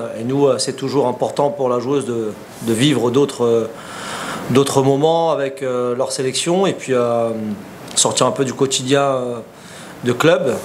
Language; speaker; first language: French; native; French